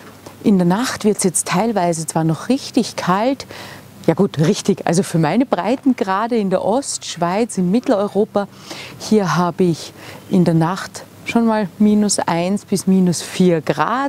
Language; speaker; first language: German; native; German